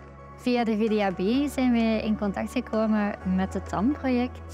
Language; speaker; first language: Dutch; native; Dutch